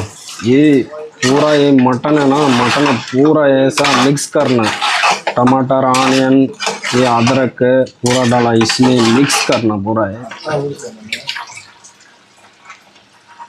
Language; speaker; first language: Hindi; non-native, local second language; Tamil